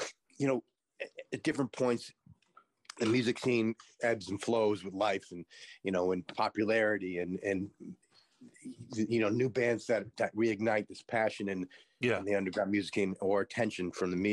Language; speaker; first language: English; native; English